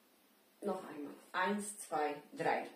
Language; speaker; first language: German; non-native, learner; Polish